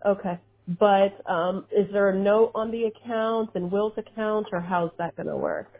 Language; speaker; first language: English; early bilingual, other home language; Spanish